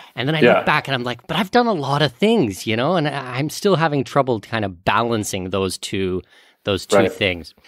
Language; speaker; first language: English; native; English